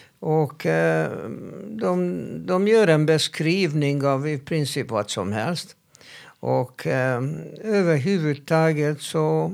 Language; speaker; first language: Swedish; non-native, fluent; Hebrew